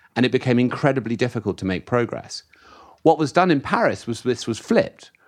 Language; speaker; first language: English; native; English